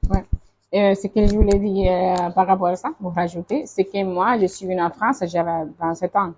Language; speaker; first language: French; non-native, fluent; Spanish